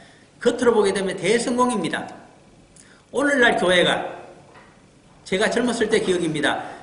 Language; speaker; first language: Korean; native; Korean